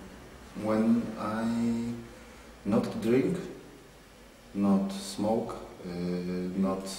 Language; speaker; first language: English; non-native, learner; Polish